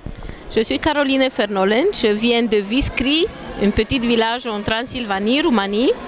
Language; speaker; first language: French; non-native, fluent; Romanian